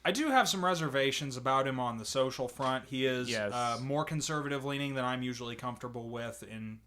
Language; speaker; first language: English; native; English